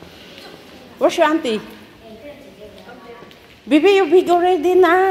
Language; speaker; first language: English; non-native, local second language; Cebuano